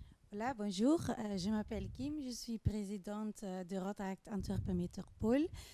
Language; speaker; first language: French; non-native, learner; Dutch